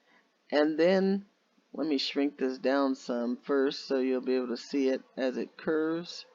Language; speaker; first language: English; native; English